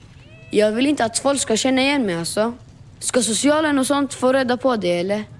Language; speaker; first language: Swedish; early bilingual, other home language; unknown